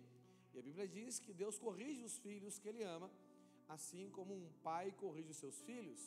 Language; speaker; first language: Portuguese; native; Portuguese